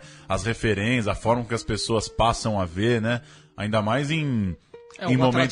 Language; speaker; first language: Portuguese; native; Portuguese